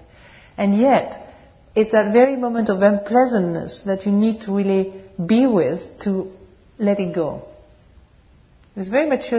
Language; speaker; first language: English; non-native, fluent; French